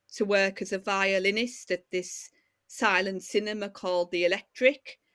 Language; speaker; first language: English; native; English